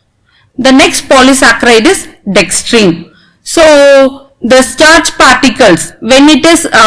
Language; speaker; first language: English; non-native, local second language; Tamil